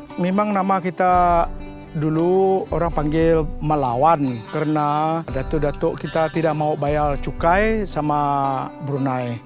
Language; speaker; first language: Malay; non-native, local second language; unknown